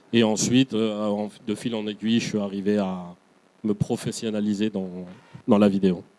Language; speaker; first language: French; native; French